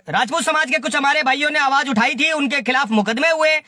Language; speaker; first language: Hindi; native; Hindi